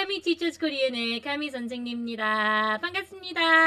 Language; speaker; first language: Korean; non-native, fluent; Filipino